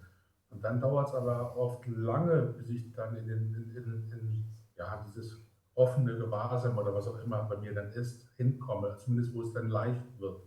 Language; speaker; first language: German; native; German